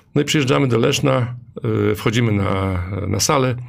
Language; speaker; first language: Polish; native; Polish